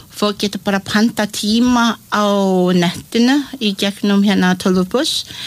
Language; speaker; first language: Icelandic; non-native, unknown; Malay